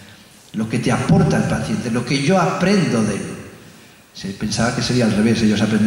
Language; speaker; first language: Spanish; native; Spanish